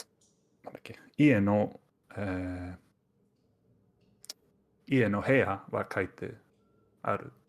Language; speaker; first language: Japanese; non-native, fluent; Danish